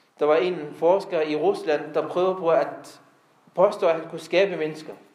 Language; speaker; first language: Danish; early bilingual, other home language; Arabic